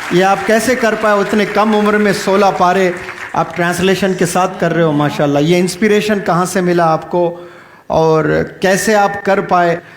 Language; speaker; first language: Urdu; native; Urdu